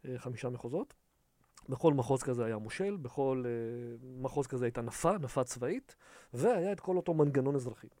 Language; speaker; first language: Hebrew; early bilingual, other home language; Russian